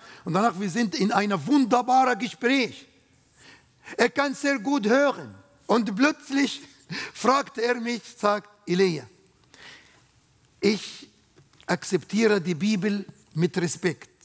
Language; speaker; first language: German; non-native, learner; Arabic